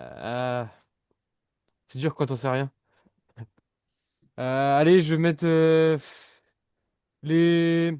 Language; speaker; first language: French; native; French